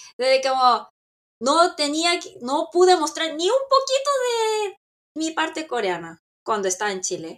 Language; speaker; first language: Spanish; non-native, fluent; Korean